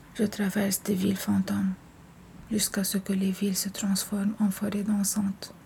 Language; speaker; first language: French; non-native, local second language; Arabic